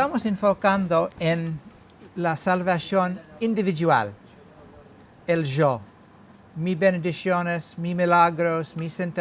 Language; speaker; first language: Spanish; non-native, learner; English